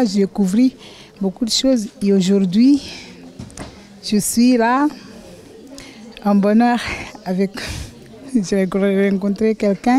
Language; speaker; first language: French; non-native, learner; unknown